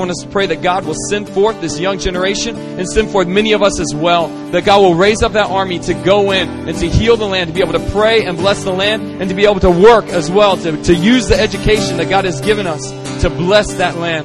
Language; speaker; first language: English; native; English